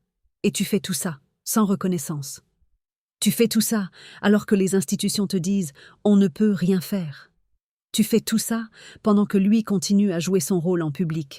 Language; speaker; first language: French; native; French